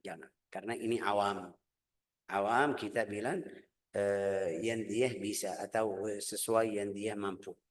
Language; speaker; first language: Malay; non-native, fluent; Arabic